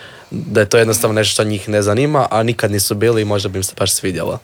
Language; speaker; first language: Serbian; native; Serbian